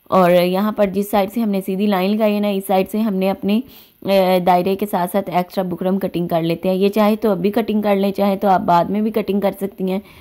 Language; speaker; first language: Urdu; native; Urdu